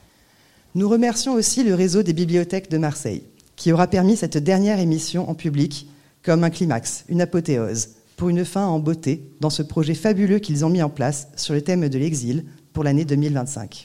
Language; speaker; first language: French; native; French